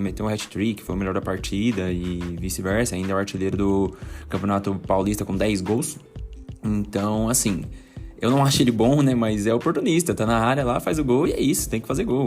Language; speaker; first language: Portuguese; native; Portuguese